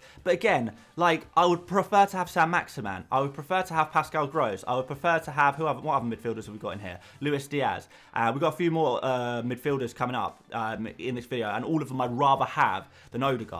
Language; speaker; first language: English; native; English